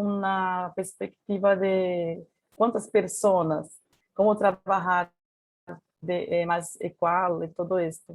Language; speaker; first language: Portuguese; native; Portuguese